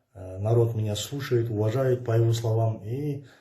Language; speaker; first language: Russian; non-native, local second language; Kazakh